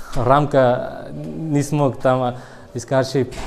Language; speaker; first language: Russian; non-native, learner; Uzbek